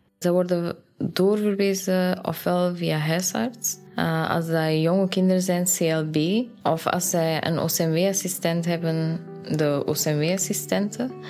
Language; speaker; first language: Dutch; non-native, fluent; Persian